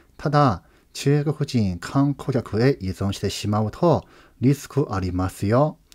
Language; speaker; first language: Japanese; non-native, fluent; Chinese